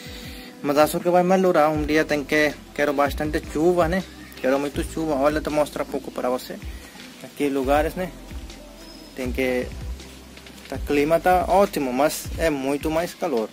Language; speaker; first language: Portuguese; non-native, learner; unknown